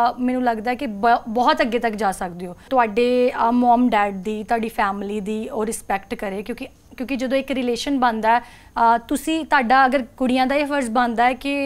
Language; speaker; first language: Punjabi; native; Punjabi